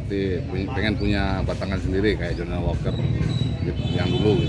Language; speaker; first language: Indonesian; native; Indonesian